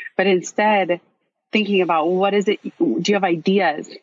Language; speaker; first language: English; native; English